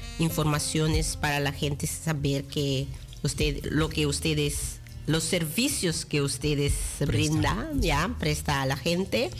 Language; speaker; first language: Spanish; non-native, local second language; Dutch